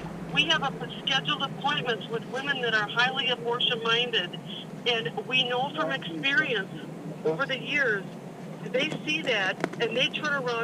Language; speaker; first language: English; native; English